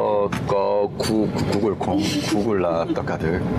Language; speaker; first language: Vietnamese; non-native, learner; Korean